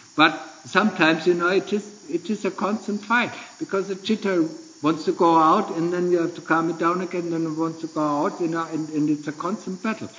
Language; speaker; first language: English; non-native, fluent; German